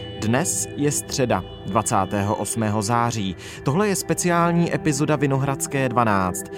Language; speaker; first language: Czech; native; Czech